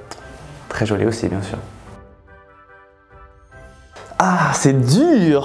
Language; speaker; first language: French; native; French